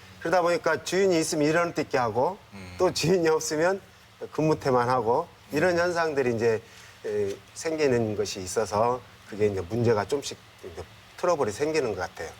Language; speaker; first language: Korean; native; Korean